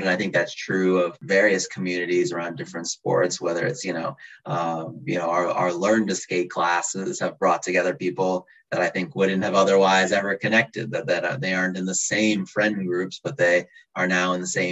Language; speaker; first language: English; native; English